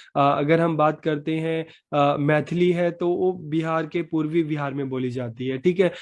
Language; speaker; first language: Hindi; native; Hindi